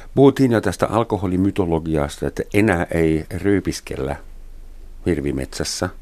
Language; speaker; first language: Finnish; non-native, fluent; German